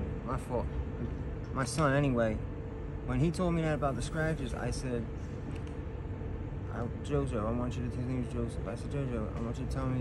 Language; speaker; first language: English; native; English